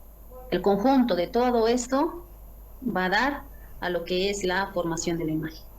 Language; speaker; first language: Spanish; native; Spanish